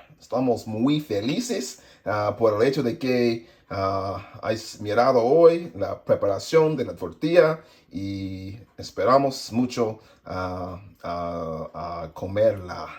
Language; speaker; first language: Spanish; non-native, learner; English